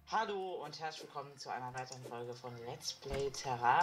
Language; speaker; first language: German; native; German